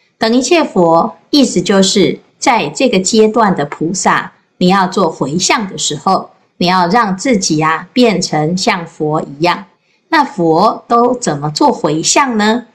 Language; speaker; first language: Chinese; native; Chinese